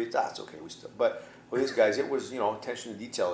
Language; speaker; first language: English; native; English